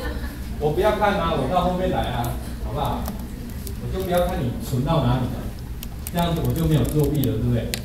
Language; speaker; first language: Chinese; native; Chinese